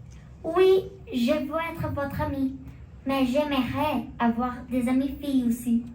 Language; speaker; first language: French; non-native, learner; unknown